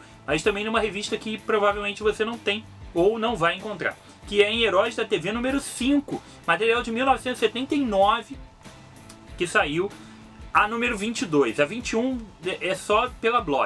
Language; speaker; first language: Portuguese; native; Portuguese